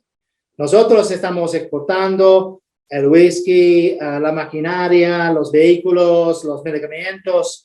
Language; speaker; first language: Spanish; non-native, fluent; English